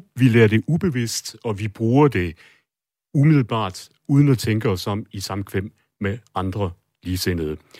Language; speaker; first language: Danish; native; Danish